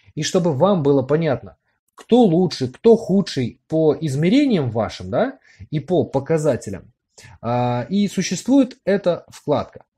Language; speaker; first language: Russian; native; Russian